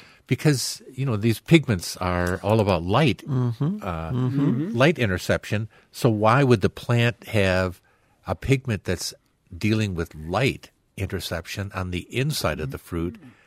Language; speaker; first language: English; native; English